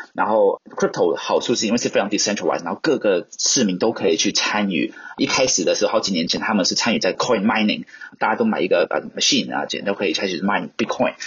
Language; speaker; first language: Chinese; non-native, local second language; Cantonese